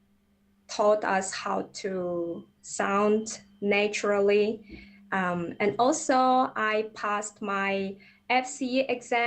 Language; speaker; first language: English; non-native, fluent; Russian